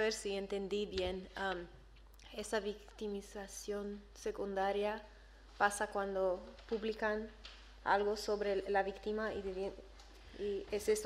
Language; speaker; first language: Spanish; non-native, learner; English